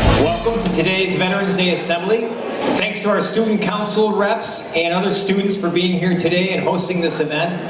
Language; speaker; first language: English; native; English